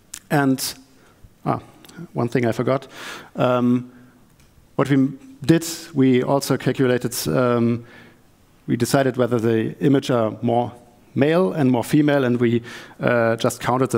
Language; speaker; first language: English; non-native, fluent; German